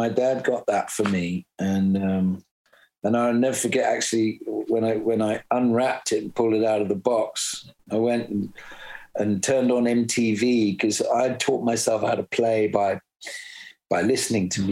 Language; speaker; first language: English; native; English